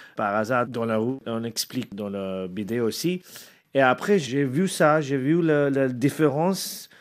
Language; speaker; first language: French; non-native, learner; Arabic